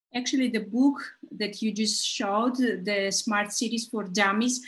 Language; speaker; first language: English; non-native, fluent; Georgian